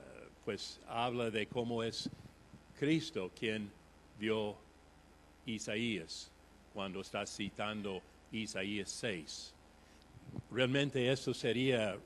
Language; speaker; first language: Spanish; non-native, fluent; English